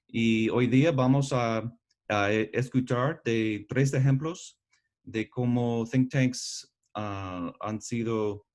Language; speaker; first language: Spanish; non-native, learner; English